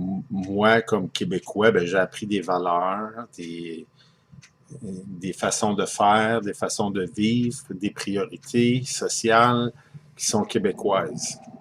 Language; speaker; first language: French; native; French